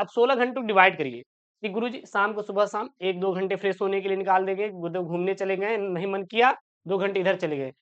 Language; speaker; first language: Hindi; native; Hindi